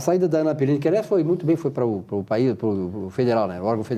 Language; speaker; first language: Portuguese; native; Portuguese